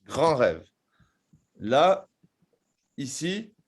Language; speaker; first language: French; native; French